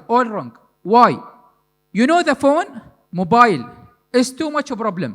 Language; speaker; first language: English; non-native, learner; Arabic